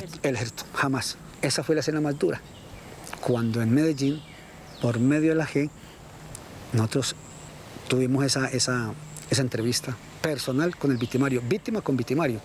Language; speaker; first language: Spanish; native; Spanish